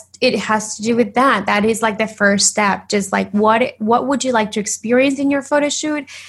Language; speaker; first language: English; non-native, fluent; Spanish